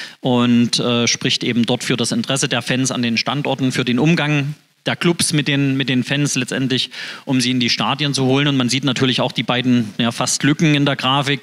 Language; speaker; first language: German; native; German